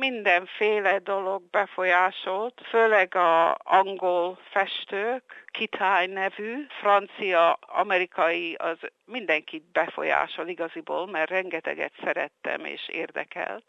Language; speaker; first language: Hungarian; early bilingual, heritage; Hungarian